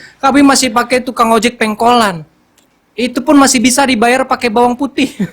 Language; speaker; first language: Indonesian; non-native, local second language; Minangkabau